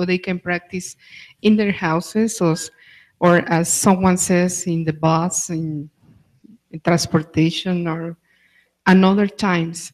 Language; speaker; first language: English; non-native, fluent; Spanish